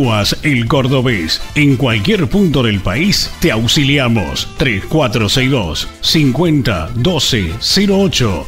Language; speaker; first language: Spanish; native; Spanish